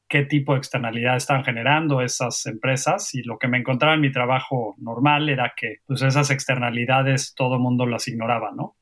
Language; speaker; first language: Spanish; native; Spanish